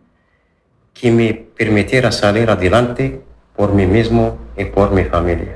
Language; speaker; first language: Spanish; non-native, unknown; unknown